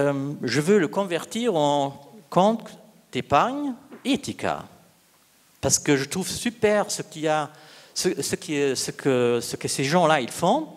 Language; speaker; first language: French; non-native, local second language; Luxembourgish